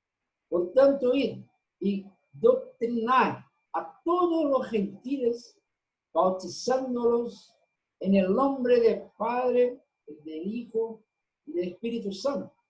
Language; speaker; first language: Spanish; non-native, fluent; Portuguese